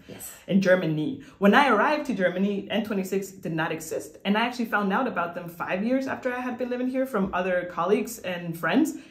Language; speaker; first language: English; non-native, fluent; Spanish